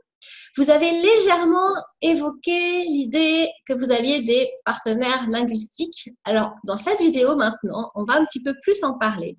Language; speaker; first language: French; native; French